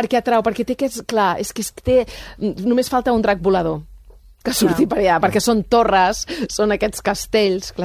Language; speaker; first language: Catalan; native; Catalan